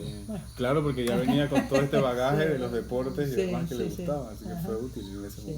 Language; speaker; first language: Spanish; native; Spanish